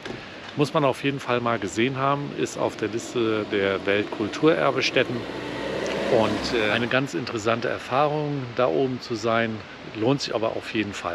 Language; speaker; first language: German; native; German